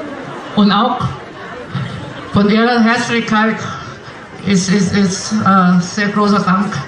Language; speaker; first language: German; non-native, fluent; Thai